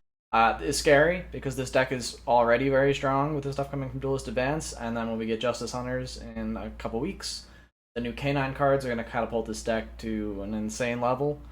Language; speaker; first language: English; native; English